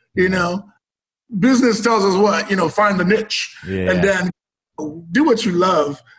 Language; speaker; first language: English; native; English